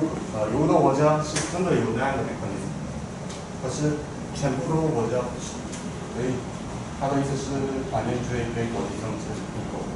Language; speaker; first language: Chinese; non-native, fluent; Korean